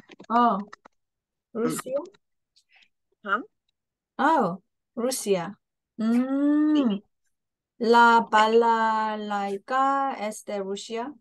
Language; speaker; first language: Spanish; non-native, learner; Korean